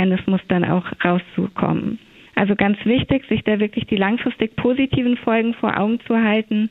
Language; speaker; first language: German; native; German